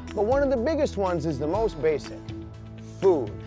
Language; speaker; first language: English; native; English